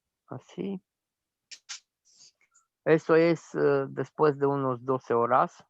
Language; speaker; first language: Spanish; non-native, fluent; Romanian